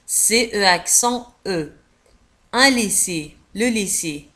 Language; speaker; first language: French; non-native, local second language; Arabic